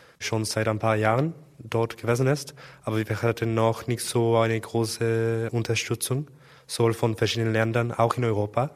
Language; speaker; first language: German; non-native, learner; Spanish